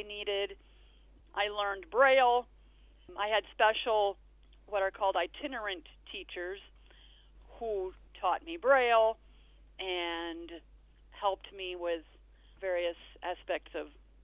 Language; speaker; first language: English; native; English